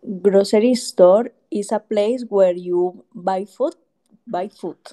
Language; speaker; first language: English; non-native, learner; Spanish